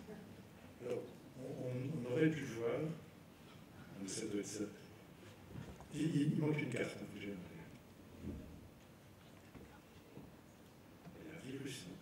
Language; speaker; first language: French; native; French